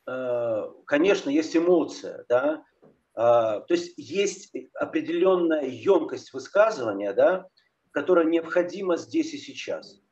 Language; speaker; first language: Russian; native; Russian